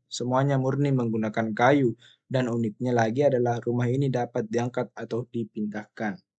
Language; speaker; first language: Indonesian; non-native, local second language; Buginese